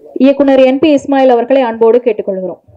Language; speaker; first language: Tamil; native; Tamil